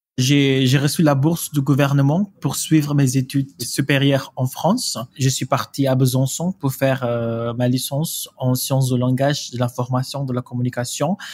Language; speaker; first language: French; non-native, fluent; Malay